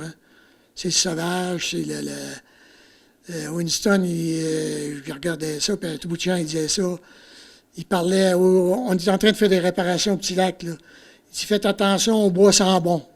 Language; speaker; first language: French; native; French